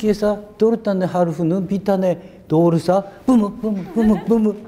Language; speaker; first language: Turkish; non-native, learner; Japanese